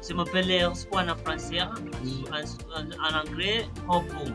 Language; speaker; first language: French; non-native, learner; Swahili